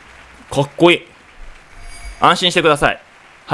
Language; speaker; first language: Japanese; native; Japanese